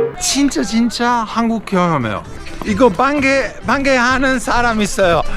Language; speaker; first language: Korean; non-native, learner; Italian